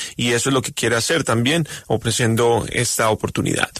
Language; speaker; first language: Spanish; native; Spanish